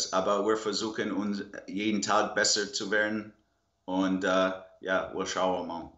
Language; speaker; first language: German; non-native, learner; English